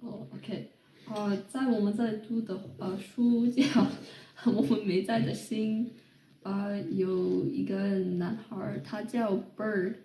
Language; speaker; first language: Chinese; non-native, learner; English